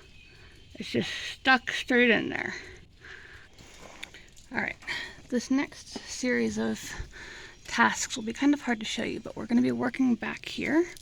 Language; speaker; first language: English; native; English